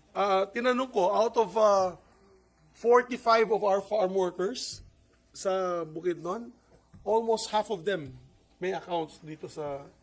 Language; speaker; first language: Filipino; non-native, local second language; Cebuano